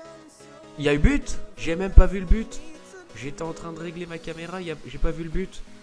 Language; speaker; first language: French; native; French